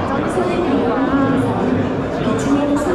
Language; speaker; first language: Korean; non-native, learner; Filipino